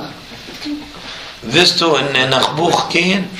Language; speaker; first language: German; non-native, fluent; Arabic